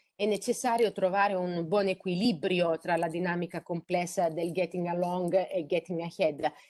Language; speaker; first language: Italian; non-native, fluent; Greek